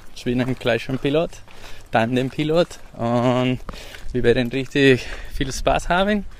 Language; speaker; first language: German; non-native, learner; Spanish